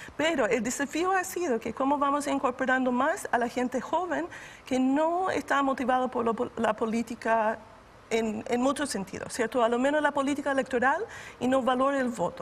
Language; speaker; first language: Spanish; non-native, fluent; English